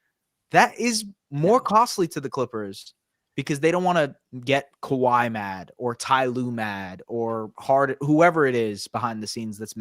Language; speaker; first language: English; native; English